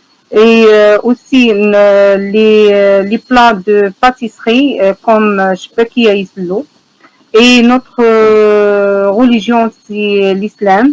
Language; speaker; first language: French; non-native, learner; Arabic